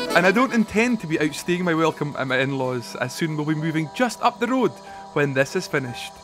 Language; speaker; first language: English; native; English